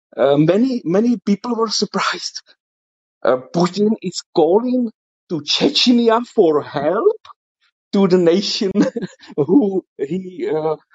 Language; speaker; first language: English; non-native, fluent; Czech